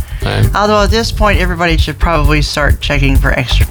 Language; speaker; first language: English; native; English